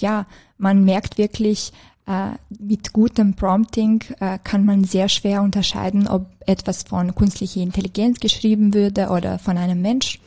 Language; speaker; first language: German; non-native, fluent; Serbian